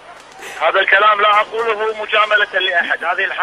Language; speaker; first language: Arabic; native; Arabic